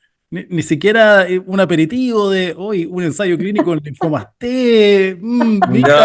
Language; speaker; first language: Spanish; native; Spanish